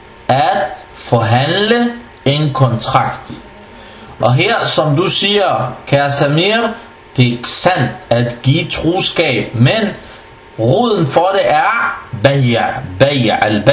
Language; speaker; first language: Danish; non-native, fluent; Arabic